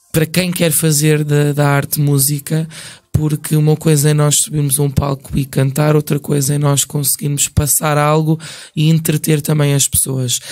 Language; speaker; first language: Portuguese; early bilingual, other home language; English